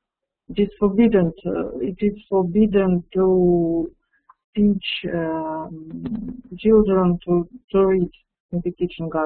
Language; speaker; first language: English; non-native, fluent; Russian